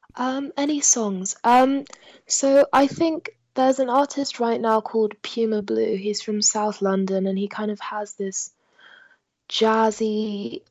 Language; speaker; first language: English; non-native, local second language; French